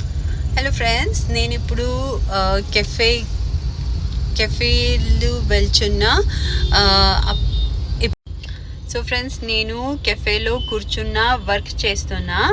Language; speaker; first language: Telugu; non-native, learner; Kannada